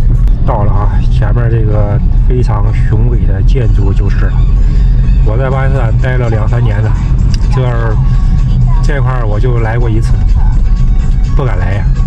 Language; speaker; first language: Chinese; native; Chinese